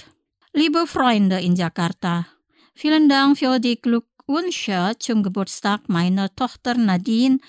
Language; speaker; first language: German; non-native, fluent; Indonesian